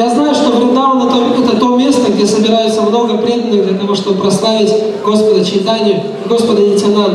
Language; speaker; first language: Russian; native; Russian